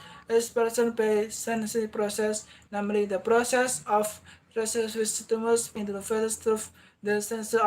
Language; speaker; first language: English; non-native, learner; Indonesian